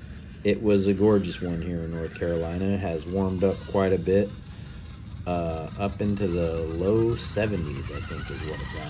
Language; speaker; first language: English; native; English